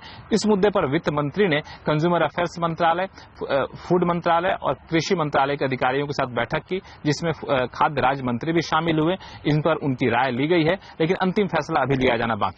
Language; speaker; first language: Hindi; native; Hindi